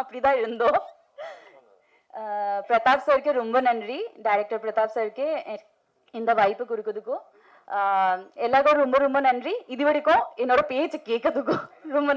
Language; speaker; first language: Tamil; non-native, fluent; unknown